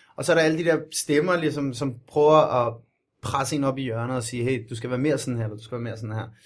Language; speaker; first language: Danish; early bilingual, other home language; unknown